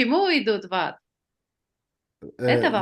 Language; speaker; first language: Russian; non-native, fluent; Armenian